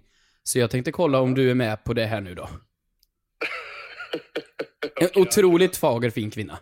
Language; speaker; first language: Swedish; native; Swedish